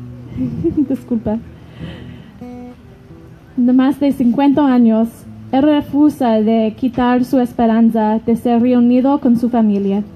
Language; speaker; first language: Spanish; non-native, learner; English